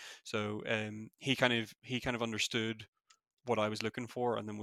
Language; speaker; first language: English; native; English